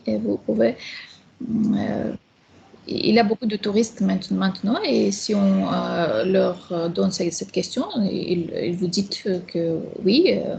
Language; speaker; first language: French; non-native, fluent; Armenian